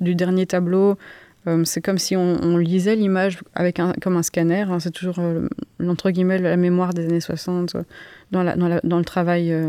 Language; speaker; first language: French; native; French